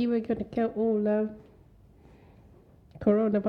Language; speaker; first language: English; non-native, local second language; Swahili